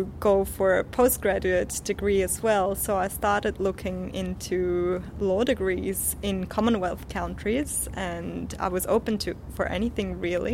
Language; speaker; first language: English; non-native, fluent; Swiss German